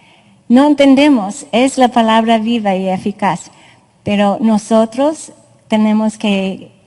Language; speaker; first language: Spanish; non-native, fluent; English